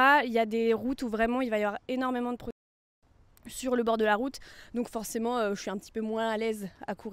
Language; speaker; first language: French; native; French